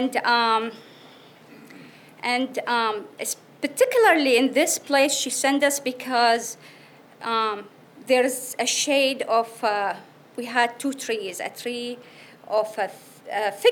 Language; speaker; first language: English; non-native, fluent; Arabic